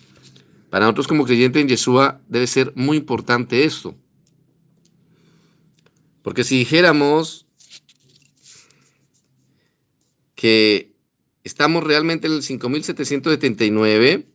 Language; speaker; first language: Spanish; native; Spanish